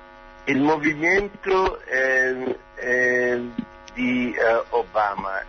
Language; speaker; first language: Spanish; non-native, learner; German